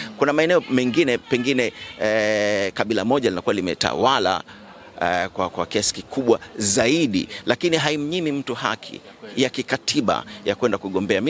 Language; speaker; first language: Swahili; native; Swahili